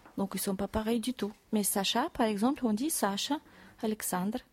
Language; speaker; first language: French; non-native, fluent; Russian